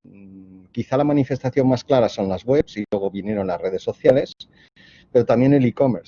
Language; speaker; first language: Spanish; native; Spanish